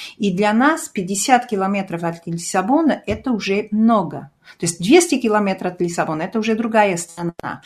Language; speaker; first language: Russian; early bilingual, heritage; Russian